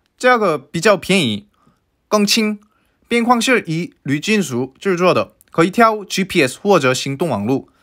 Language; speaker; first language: Chinese; non-native, fluent; Korean